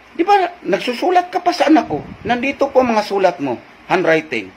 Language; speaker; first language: Filipino; non-native, fluent; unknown